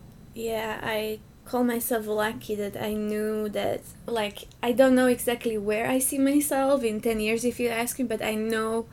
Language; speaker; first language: English; non-native, fluent; Slovak